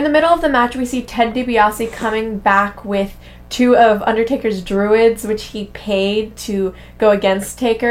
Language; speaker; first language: English; native; English